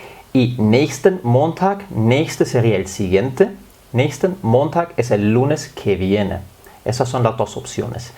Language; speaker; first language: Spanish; non-native, fluent; German